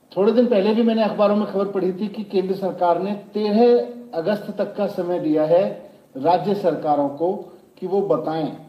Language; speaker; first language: Hindi; native; Hindi